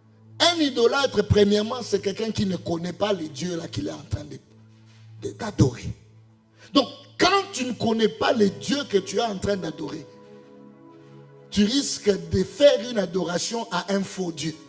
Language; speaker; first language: French; non-native, local second language; Lingala